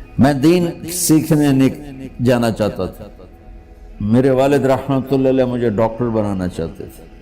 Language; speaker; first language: Urdu; non-native, local second language; Punjabi